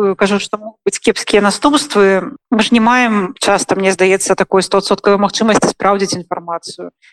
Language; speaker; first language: Belarusian; non-native, local second language; Russian